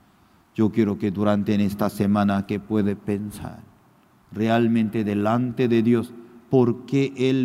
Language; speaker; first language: Spanish; non-native, fluent; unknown